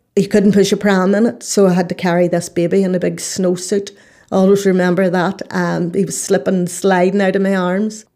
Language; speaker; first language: English; native; English